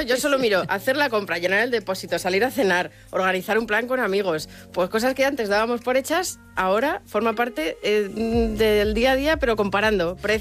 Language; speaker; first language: Spanish; native; Spanish